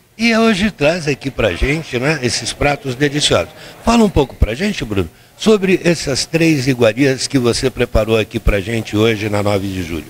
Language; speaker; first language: Portuguese; native; Portuguese